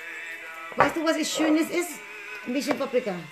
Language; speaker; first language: German; non-native, learner; Cebuano